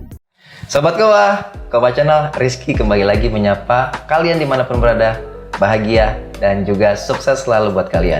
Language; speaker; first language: Indonesian; native; Indonesian